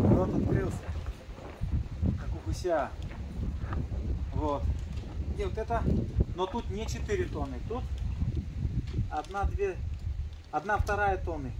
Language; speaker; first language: Russian; native; Russian